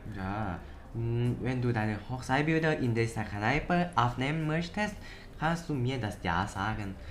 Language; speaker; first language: German; non-native, learner; Thai